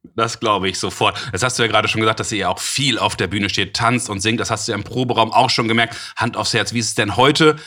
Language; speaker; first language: German; native; German